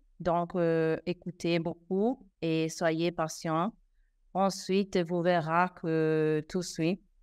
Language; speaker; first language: French; non-native, fluent; Italian